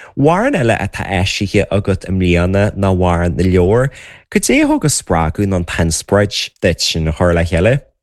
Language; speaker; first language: Irish; native; Irish